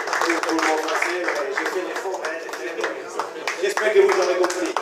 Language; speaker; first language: French; non-native, learner; Spanish